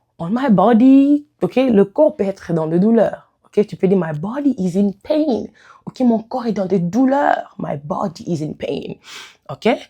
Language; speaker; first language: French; non-native, local second language; Lingala